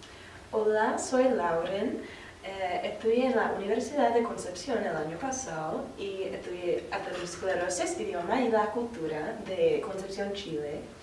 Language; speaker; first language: Spanish; non-native, fluent; English